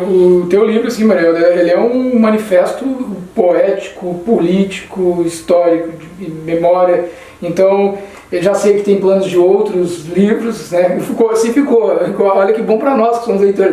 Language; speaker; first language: Portuguese; native; Portuguese